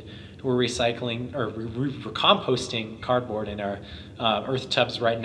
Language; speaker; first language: English; native; English